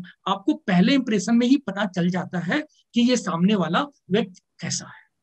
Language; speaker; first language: Hindi; native; Hindi